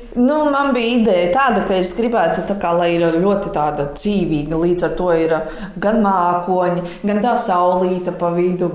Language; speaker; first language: Latvian; native; Latvian